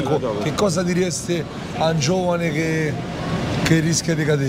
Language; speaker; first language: Italian; native; Italian